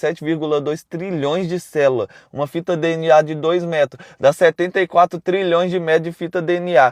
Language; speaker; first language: Portuguese; native; Portuguese